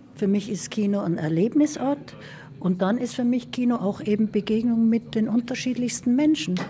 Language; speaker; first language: German; native; German